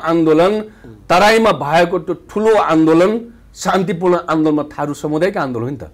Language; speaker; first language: Nepali; non-native, local second language; Dangaura Tharu